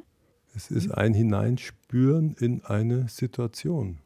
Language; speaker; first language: German; native; German